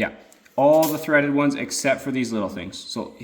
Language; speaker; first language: English; native; English